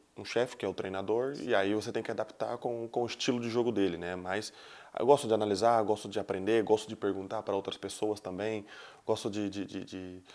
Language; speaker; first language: Portuguese; native; Portuguese